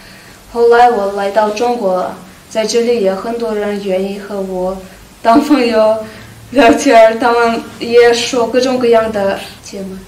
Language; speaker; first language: Chinese; non-native, fluent; Russian